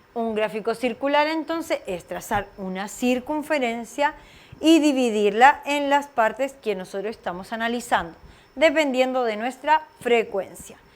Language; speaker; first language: Spanish; native; Spanish